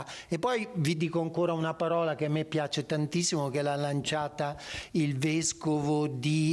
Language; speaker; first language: Italian; native; Italian